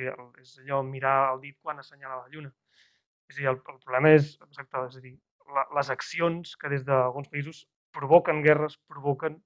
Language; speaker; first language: Catalan; native; Catalan